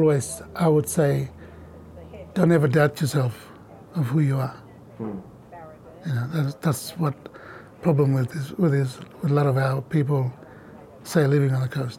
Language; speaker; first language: English; non-native, local second language; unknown